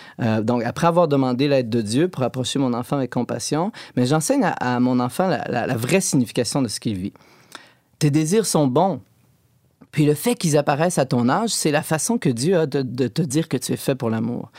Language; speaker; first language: French; native; French